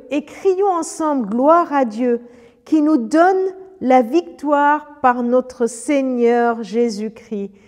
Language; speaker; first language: French; early bilingual, other home language; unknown